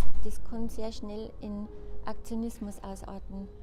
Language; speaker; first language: German; native; German